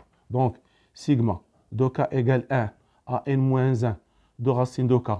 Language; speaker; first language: French; non-native, local second language; Arabic